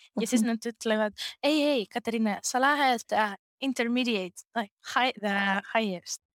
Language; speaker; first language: Estonian; non-native, learner; Greek